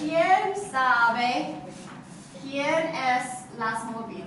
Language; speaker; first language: Spanish; non-native, learner; English